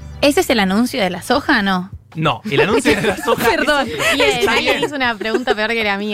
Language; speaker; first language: Spanish; native; Spanish